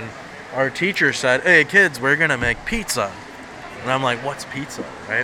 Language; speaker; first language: English; non-native, fluent; Punjabi